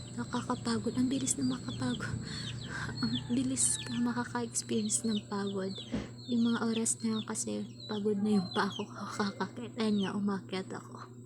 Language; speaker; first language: Filipino; non-native, local second language; Bikol